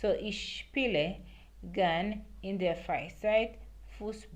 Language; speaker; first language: German; non-native, learner; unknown